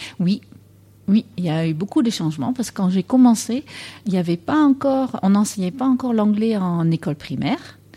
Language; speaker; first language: French; non-native, fluent; Dutch